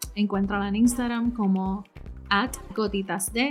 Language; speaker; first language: Spanish; native; Spanish